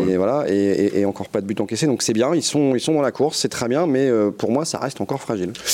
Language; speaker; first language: French; native; French